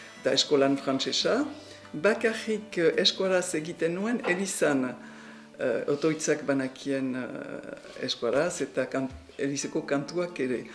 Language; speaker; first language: Basque; non-native, local second language; French